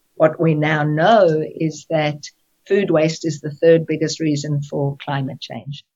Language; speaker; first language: English; native; English